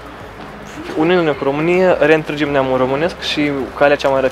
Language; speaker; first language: Romanian; native; Romanian